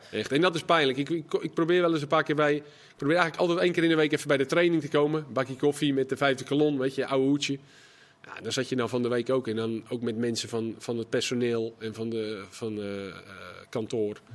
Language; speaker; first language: Dutch; native; Dutch